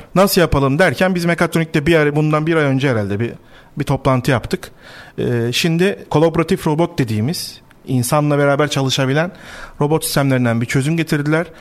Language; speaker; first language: Turkish; native; Turkish